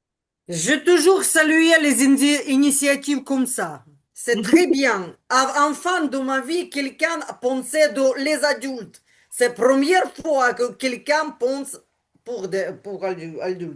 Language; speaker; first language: French; non-native, learner; Ukrainian